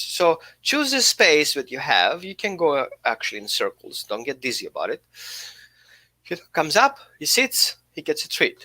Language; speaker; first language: English; non-native, fluent; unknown